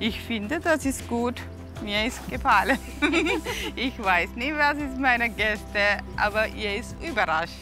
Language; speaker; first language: German; non-native, learner; Tamil